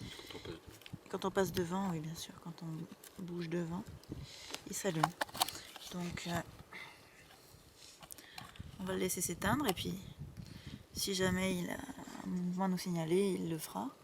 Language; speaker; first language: French; native; French